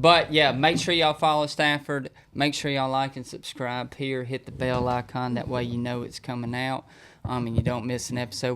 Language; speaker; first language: English; native; English